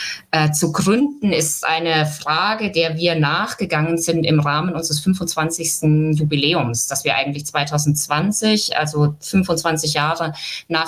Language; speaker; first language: German; native; German